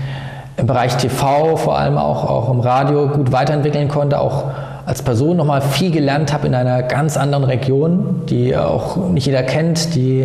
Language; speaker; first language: German; native; German